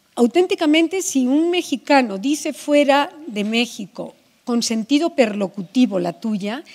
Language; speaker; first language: Spanish; native; Spanish